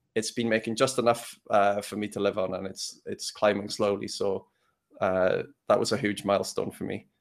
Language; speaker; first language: English; native; English